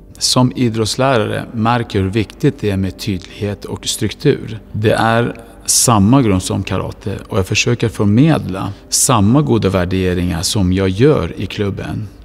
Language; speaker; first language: Swedish; non-native, fluent; Persian